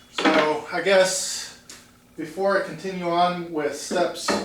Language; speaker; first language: English; native; English